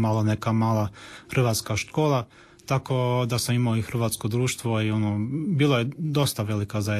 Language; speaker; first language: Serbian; early bilingual, heritage; Croatian